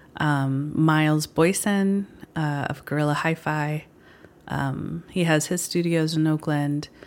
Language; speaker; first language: English; early bilingual, other home language; Filipino